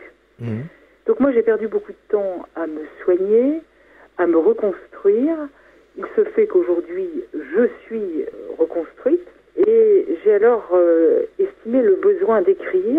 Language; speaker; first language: French; native; French